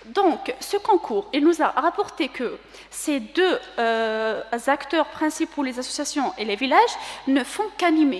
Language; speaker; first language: French; non-native, local second language; Kabyle